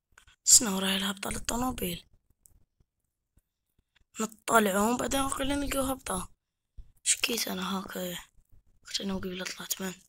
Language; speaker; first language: Arabic; native; Arabic